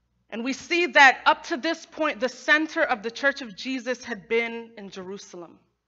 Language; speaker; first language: English; native; English